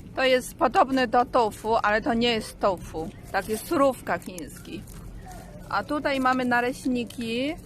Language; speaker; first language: Polish; non-native, learner; Chinese